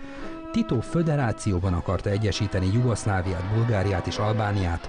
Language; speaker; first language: Hungarian; native; Hungarian